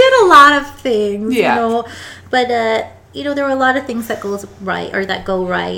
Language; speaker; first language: English; native; English